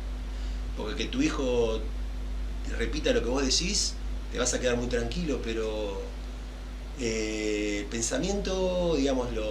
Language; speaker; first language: Spanish; native; Spanish